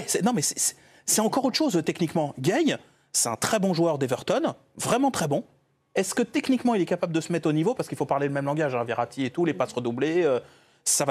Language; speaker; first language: French; native; French